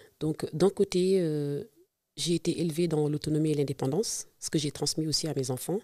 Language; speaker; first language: French; non-native, local second language; Serer